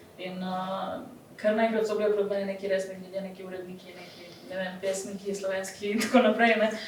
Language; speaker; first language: Slovenian; early bilingual, other home language; Bosnian